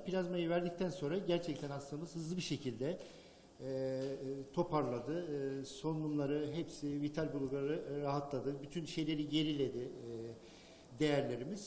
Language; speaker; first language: Turkish; non-native, fluent; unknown